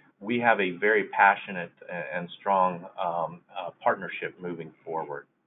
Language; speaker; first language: English; native; English